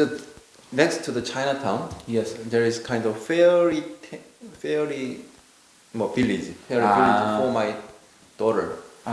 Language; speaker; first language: English; non-native, learner; Korean